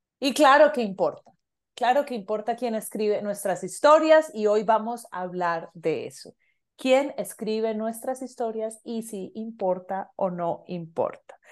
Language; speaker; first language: Spanish; native; Spanish